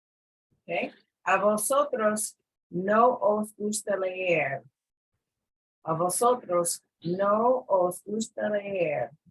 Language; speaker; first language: Spanish; non-native, fluent; English